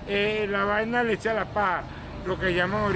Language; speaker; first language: Spanish; native; Spanish